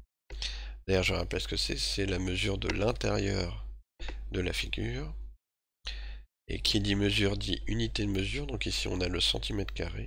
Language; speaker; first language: French; native; French